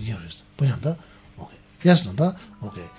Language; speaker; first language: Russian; non-native, learner; Tibetan